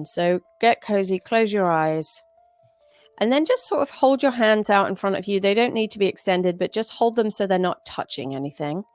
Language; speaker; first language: English; native; English